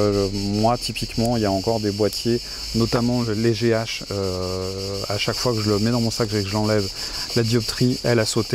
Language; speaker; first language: French; native; French